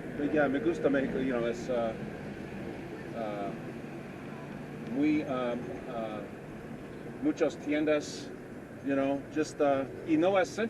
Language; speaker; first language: Spanish; non-native, learner; English